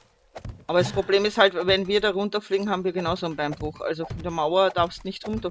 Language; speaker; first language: German; native; German